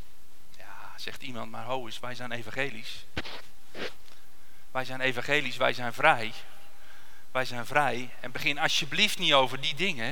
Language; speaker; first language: Dutch; native; Dutch